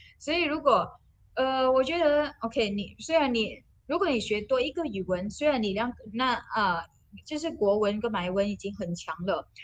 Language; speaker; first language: Chinese; non-native, local second language; Malay